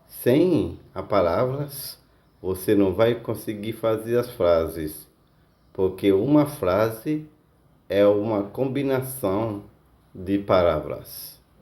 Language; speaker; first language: Portuguese; non-native, learner; Haitian Creole